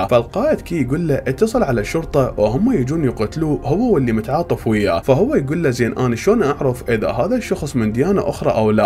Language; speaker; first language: Arabic; native; Arabic